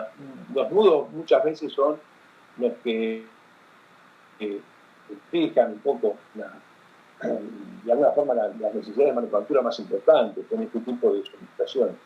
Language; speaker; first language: Spanish; native; Spanish